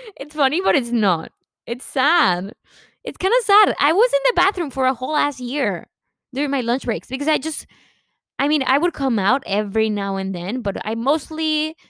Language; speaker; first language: English; early bilingual, other home language; Spanish